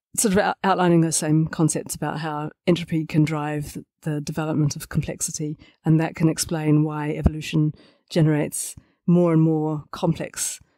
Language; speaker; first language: English; native; English